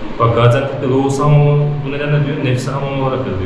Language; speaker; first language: Turkish; native; Turkish